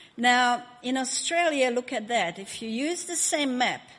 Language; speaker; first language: English; non-native, fluent; Hungarian